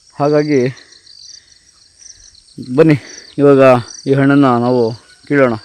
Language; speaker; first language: Kannada; native; Kannada